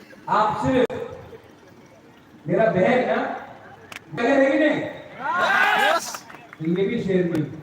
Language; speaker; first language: Hindi; non-native, local second language; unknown